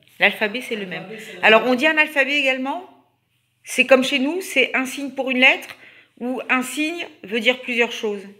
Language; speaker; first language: French; native; French